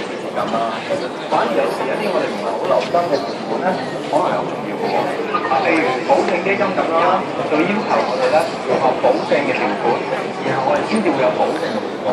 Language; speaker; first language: Cantonese; native; Cantonese